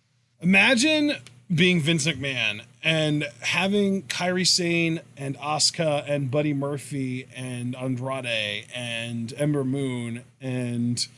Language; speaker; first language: English; native; English